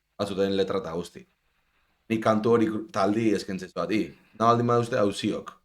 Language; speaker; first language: Basque; native; Basque